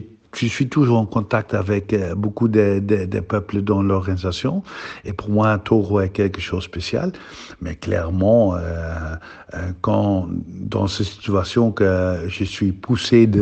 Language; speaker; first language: French; non-native, fluent; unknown